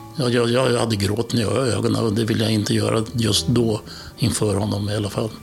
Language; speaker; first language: Swedish; native; Swedish